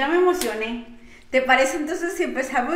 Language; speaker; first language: Spanish; native; Spanish